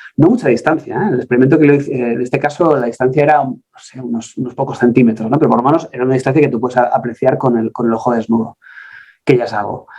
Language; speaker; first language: Spanish; native; Spanish